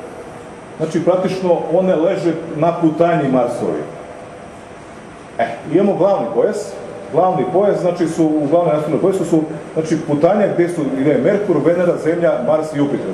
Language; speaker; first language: Serbian; native; Serbian